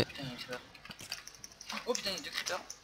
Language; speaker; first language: French; native; French